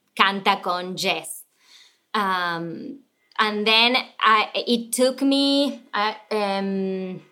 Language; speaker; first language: English; non-native, fluent; Spanish